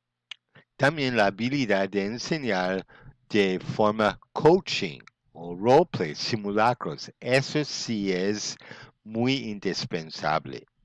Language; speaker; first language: Spanish; non-native, fluent; English